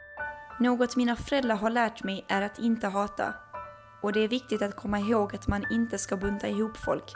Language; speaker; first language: Swedish; early bilingual, other home language; Bosnian